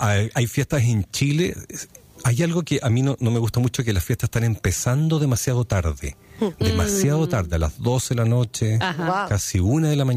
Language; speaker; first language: Spanish; native; Spanish